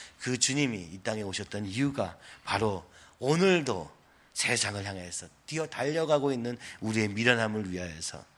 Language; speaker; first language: Korean; native; Korean